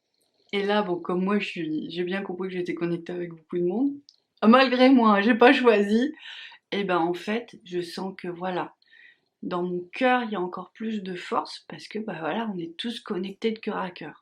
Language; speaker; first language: French; native; French